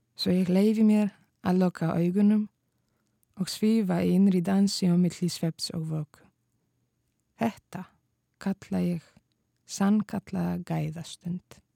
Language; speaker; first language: Icelandic; non-native, fluent; Polish